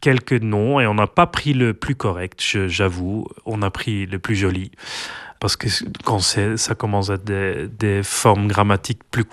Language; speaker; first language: French; non-native, fluent; Dutch